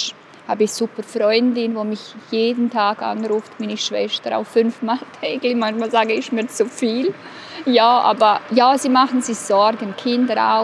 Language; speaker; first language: German; non-native, fluent; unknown